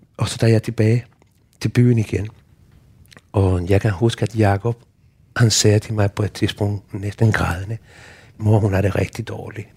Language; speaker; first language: Danish; non-native, fluent; Spanish